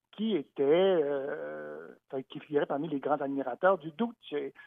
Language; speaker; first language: French; native; French